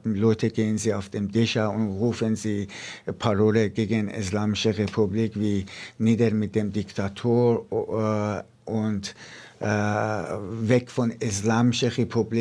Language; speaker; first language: German; non-native, fluent; Persian